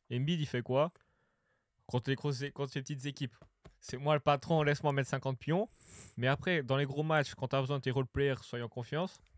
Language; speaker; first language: French; native; French